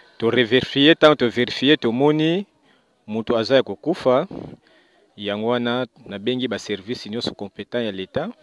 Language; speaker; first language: Lingala; non-native, local second language; Kongo